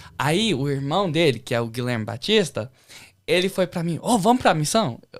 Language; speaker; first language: Portuguese; early bilingual, heritage; Portuguese